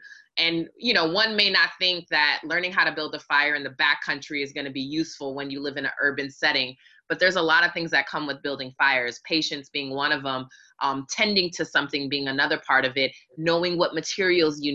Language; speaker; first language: English; native; English